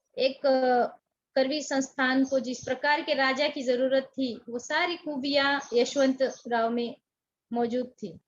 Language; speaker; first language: Hindi; non-native, local second language; Marathi